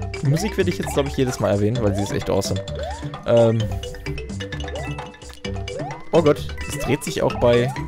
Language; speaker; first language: German; native; German